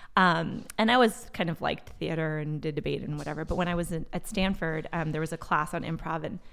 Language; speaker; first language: English; early bilingual, other home language; Portuguese